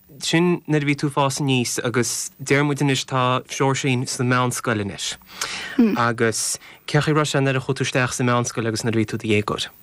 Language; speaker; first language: Irish; native; Irish